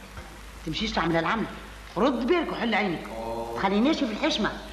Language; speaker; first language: Arabic; native; Arabic